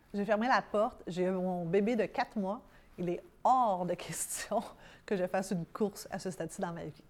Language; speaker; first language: French; early bilingual, other home language; Arabic